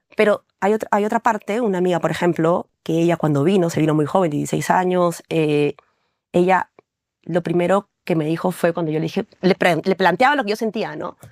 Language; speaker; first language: Spanish; native; Spanish